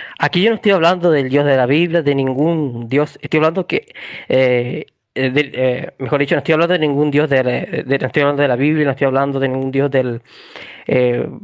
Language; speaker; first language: Spanish; native; Spanish